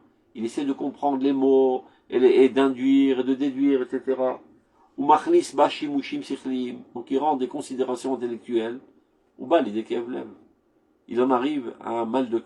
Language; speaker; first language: French; native; French